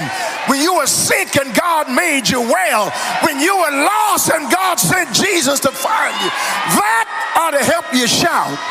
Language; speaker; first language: English; native; English